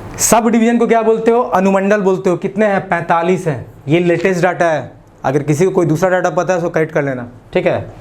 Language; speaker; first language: Hindi; native; Hindi